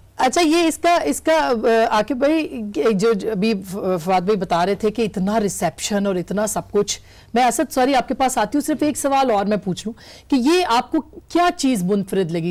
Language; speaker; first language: Urdu; native; Urdu